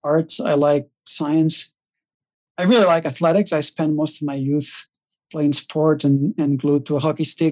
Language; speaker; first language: English; non-native, fluent; Catalan